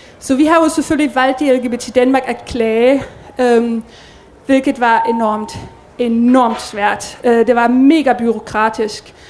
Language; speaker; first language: Danish; native; Danish